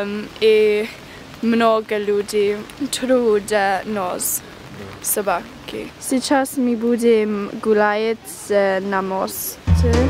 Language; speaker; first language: Russian; non-native, learner; English